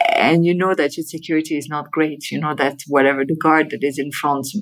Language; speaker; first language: English; non-native, fluent; French